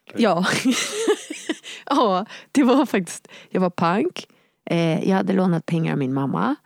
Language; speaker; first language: Swedish; native; Swedish